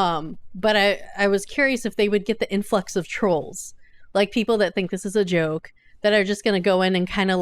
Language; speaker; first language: English; native; English